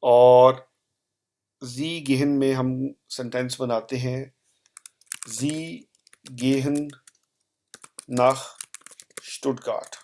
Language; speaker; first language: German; non-native, fluent; Urdu